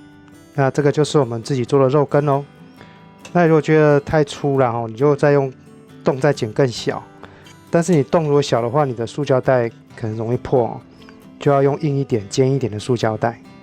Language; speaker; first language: Chinese; native; Chinese